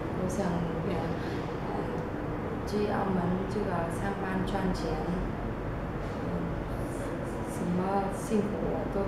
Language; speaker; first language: Chinese; non-native, learner; Vietnamese